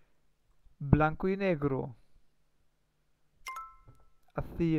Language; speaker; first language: Spanish; non-native, learner; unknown